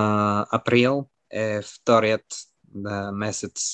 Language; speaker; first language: Bulgarian; non-native, learner; French